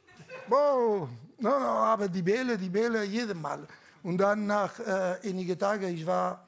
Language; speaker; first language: German; non-native, learner; Catalan